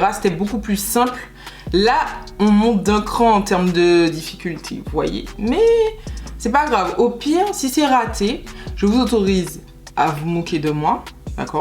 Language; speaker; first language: French; native; French